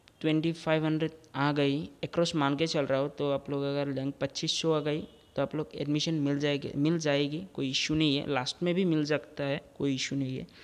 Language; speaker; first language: Hindi; non-native, local second language; Assamese